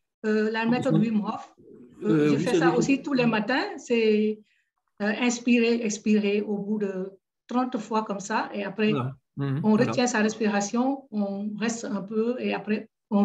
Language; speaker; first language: French; native; French